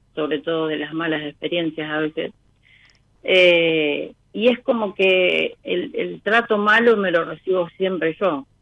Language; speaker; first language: Spanish; native; Spanish